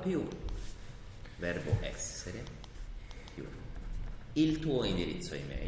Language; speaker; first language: Italian; native; Italian